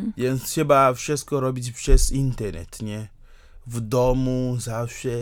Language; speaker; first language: Polish; non-native, fluent; Ewe